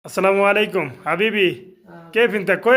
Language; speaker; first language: Arabic; non-native, learner; Bangla